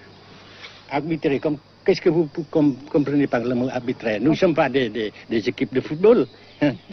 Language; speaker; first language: French; non-native, fluent; Vietnamese